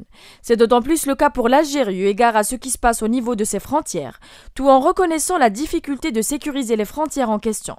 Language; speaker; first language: French; non-native, local second language; Arabic